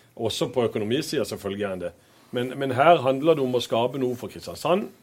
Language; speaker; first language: Norwegian; native; Norwegian